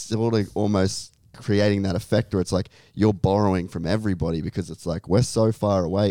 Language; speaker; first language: English; native; English